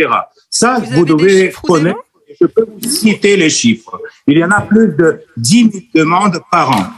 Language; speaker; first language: French; non-native, fluent; Russian